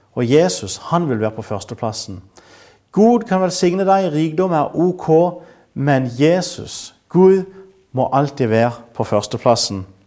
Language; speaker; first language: Norwegian; native; Norwegian